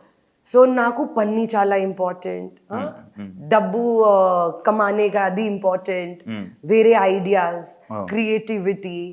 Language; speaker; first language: Telugu; non-native, learner; Hindi